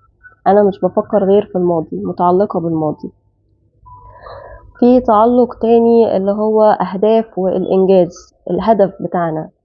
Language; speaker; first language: Arabic; native; Arabic